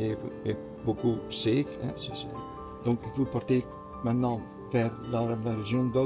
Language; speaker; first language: French; non-native, local second language; Dutch